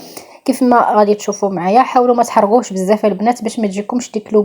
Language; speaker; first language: Arabic; native; Arabic